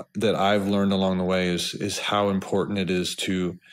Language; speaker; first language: English; native; English